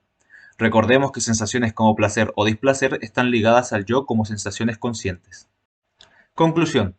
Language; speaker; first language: Spanish; native; Spanish